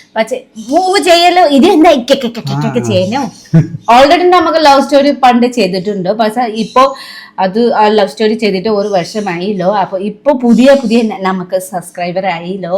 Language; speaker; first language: Malayalam; non-native, fluent; Nepali